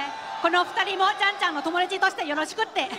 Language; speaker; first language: Japanese; non-native, learner; Thai